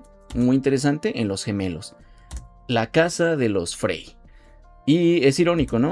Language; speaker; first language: Spanish; native; Spanish